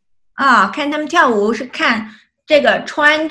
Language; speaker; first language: Chinese; native; Chinese